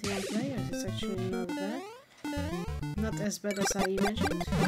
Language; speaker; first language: English; non-native, fluent; Hungarian